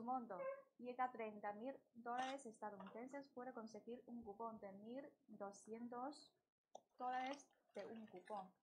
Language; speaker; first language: Spanish; non-native, learner; Chinese